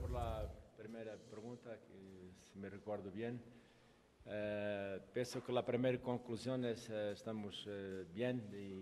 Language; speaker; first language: Spanish; non-native, local second language; Portuguese